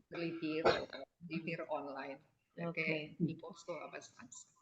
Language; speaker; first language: Italian; non-native, learner; Indonesian